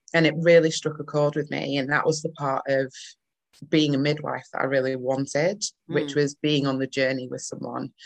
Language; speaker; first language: English; native; English